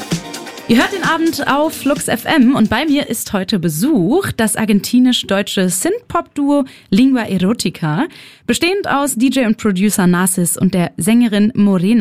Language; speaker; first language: German; native; German